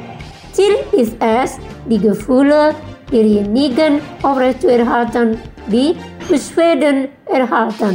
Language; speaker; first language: German; non-native, learner; Indonesian